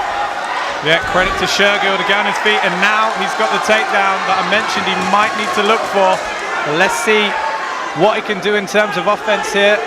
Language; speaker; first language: English; native; English